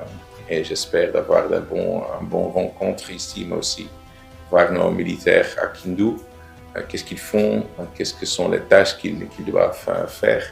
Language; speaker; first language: French; non-native, local second language; Dutch